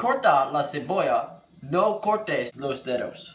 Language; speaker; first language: Spanish; non-native, learner; English